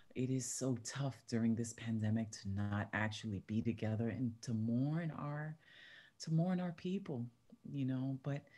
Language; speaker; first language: English; early bilingual, other home language; Spanish